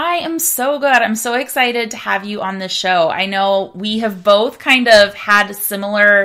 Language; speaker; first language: English; native; English